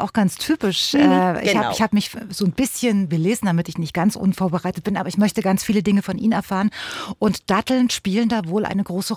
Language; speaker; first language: German; native; German